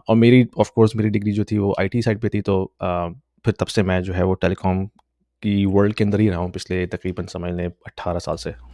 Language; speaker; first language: Urdu; native; Urdu